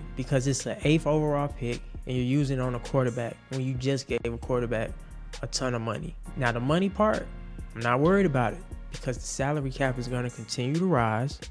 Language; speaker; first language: English; native; English